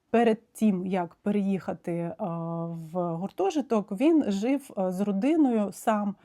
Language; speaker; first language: Ukrainian; non-native, local second language; Russian